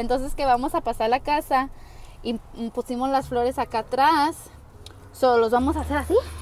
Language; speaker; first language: Spanish; early bilingual, heritage; Spanish